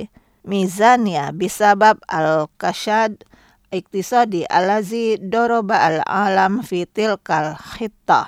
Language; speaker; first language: Arabic; non-native, fluent; Indonesian